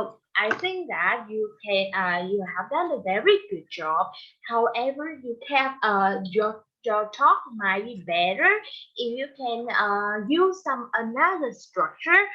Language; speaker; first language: English; non-native, fluent; Vietnamese